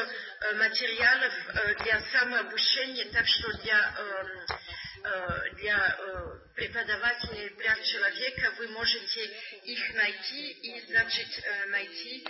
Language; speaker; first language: Russian; non-native, learner; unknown